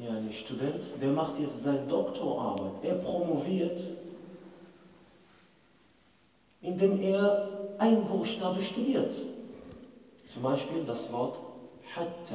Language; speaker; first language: German; non-native, fluent; Arabic